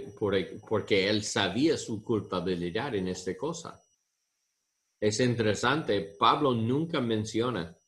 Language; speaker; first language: Spanish; non-native, learner; English